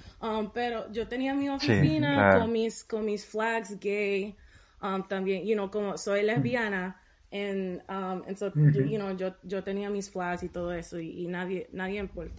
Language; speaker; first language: Spanish; early bilingual, heritage; Spanish